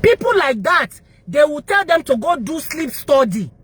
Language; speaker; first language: English; non-native, local second language; Yoruba